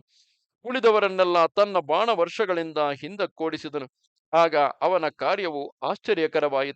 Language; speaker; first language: Kannada; native; Kannada